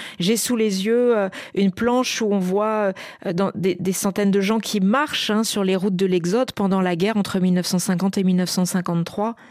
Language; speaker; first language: French; native; French